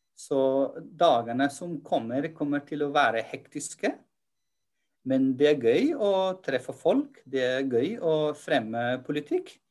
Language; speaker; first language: Norwegian; non-native, fluent; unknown